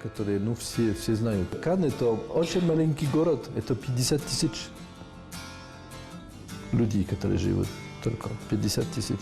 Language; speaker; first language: Russian; non-native, fluent; French